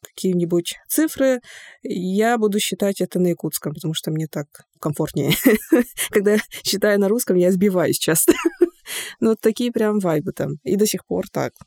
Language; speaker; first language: Russian; non-native, local second language; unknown